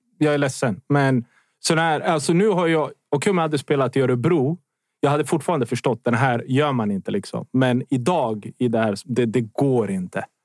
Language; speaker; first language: Swedish; early bilingual, other home language; Bosnian